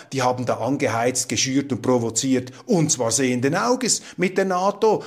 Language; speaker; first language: German; native; German